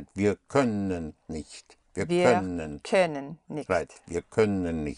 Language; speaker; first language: German; non-native, fluent; English